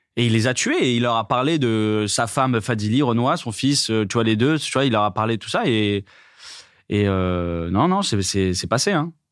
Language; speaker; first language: French; native; French